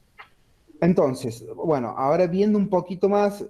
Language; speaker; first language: Spanish; native; Spanish